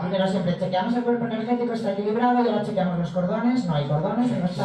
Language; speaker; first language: Spanish; native; Spanish